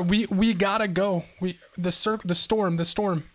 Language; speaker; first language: English; native; English